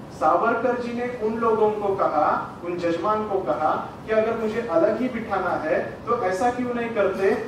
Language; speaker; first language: Hindi; non-native, local second language; Marathi